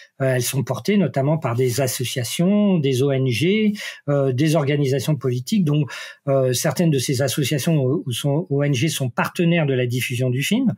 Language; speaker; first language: French; native; French